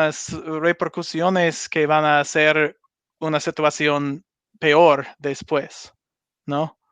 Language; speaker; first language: Spanish; non-native, learner; English